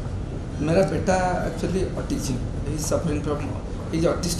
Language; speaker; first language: Hindi; non-native, local second language; Odia